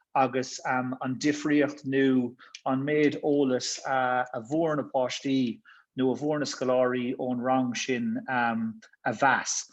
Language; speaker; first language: Irish; native; Irish